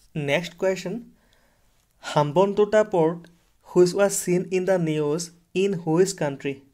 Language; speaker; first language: English; non-native, local second language; Assamese